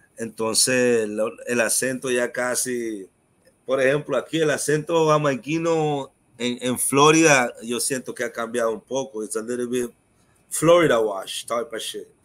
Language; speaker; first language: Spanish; non-native, local second language; English